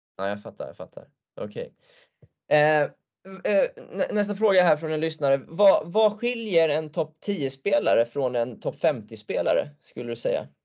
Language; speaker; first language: Swedish; native; Swedish